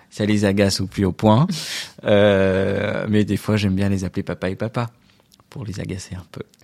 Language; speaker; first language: French; non-native, local second language; Arabic